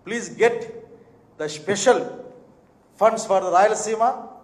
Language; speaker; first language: English; non-native, local second language; Telugu